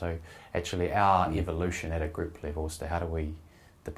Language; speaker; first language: English; native; English